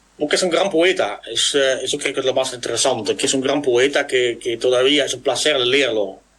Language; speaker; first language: Spanish; non-native, fluent; Dutch